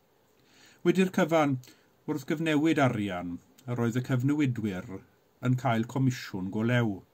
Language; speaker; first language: Welsh; native; Welsh